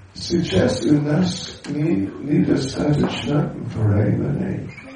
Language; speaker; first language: Russian; non-native, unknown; English